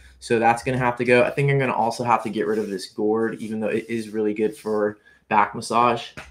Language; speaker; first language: English; native; English